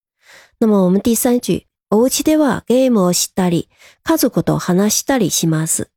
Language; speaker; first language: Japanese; non-native, fluent; Chinese